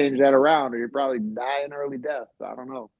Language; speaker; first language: English; native; English